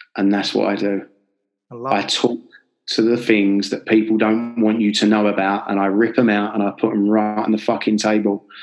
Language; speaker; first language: English; native; English